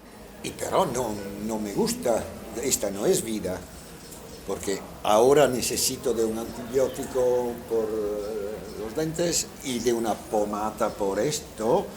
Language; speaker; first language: Spanish; non-native, learner; Italian